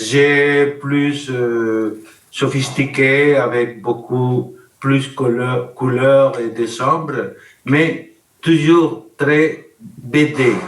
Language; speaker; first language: French; non-native, learner; Spanish